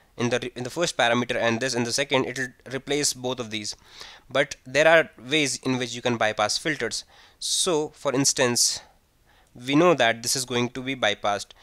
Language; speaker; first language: English; non-native, local second language; Hindi